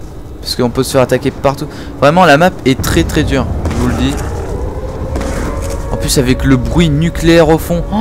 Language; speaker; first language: French; native; French